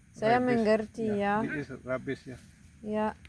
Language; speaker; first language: Indonesian; non-native, learner; French